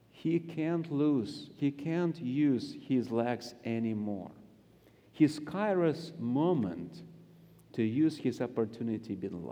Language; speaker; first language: English; non-native, fluent; Russian